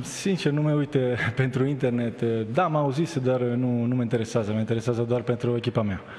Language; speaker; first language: Romanian; non-native, learner; Italian